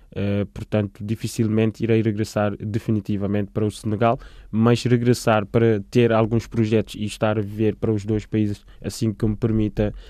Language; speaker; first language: Portuguese; non-native, fluent; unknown